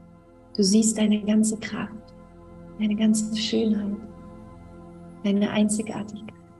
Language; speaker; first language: German; native; German